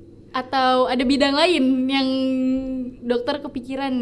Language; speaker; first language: Indonesian; native; Indonesian